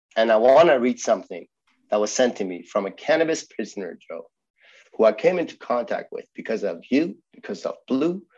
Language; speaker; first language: English; early bilingual, other home language; Persian